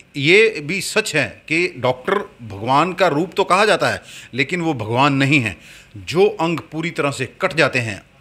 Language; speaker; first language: Hindi; native; Hindi